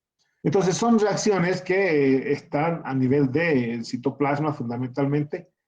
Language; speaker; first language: Spanish; native; Spanish